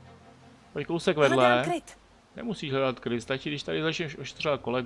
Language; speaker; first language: Czech; native; Czech